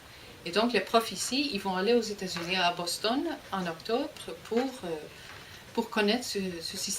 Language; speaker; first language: French; non-native, fluent; Icelandic